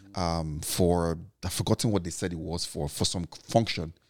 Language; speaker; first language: English; non-native, local second language; Igbo